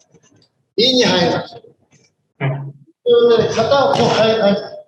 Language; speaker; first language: Japanese; native; Japanese